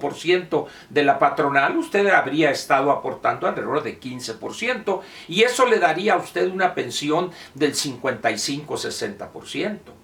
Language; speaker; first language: Spanish; native; Spanish